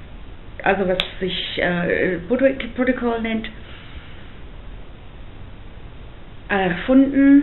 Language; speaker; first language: German; non-native, fluent; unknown